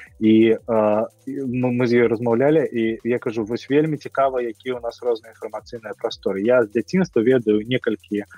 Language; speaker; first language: Belarusian; non-native, local second language; Russian